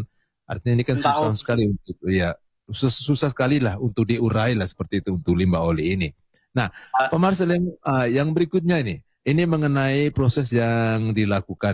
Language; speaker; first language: Indonesian; native; Indonesian